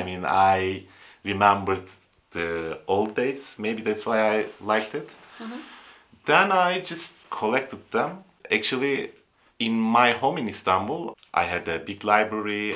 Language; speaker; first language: English; non-native, fluent; Turkish